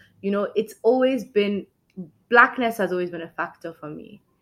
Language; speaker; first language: English; non-native, local second language; Yoruba